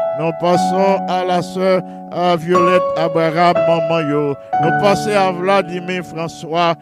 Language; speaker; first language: French; non-native, local second language; Haitian Creole